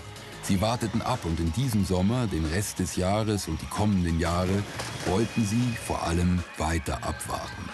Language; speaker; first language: German; native; German